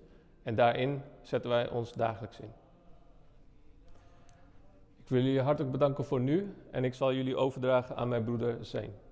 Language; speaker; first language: Dutch; non-native, fluent; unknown